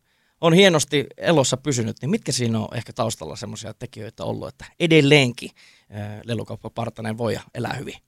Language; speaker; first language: Finnish; native; Finnish